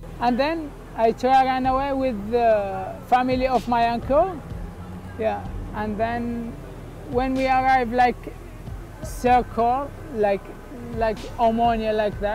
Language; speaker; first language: English; non-native, learner; Arabic